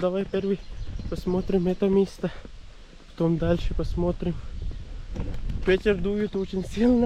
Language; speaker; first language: Russian; non-native, learner; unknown